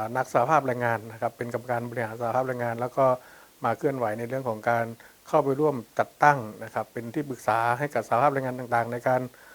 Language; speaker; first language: Thai; native; Thai